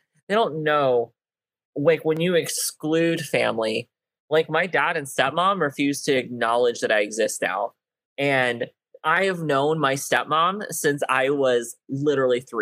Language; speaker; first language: English; native; English